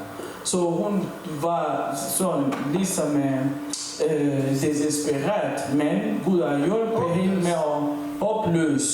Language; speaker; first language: Danish; non-native, learner; French